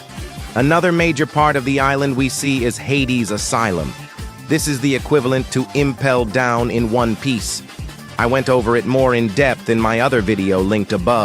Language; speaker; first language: English; native; English